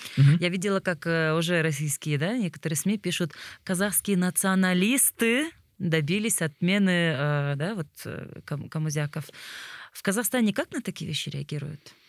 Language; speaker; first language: Russian; native; Russian